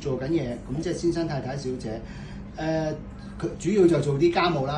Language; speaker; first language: Cantonese; native; Cantonese